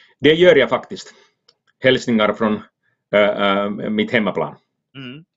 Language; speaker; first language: Swedish; non-native, local second language; Finnish